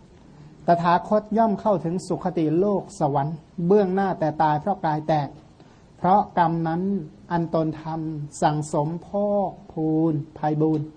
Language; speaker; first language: Thai; non-native, local second language; Khmer